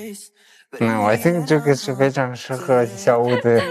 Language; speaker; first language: Chinese; non-native, fluent; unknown